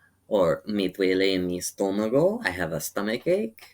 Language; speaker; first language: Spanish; non-native, learner; English